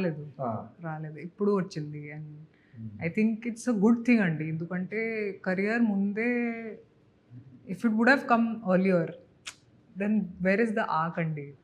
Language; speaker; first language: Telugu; non-native, fluent; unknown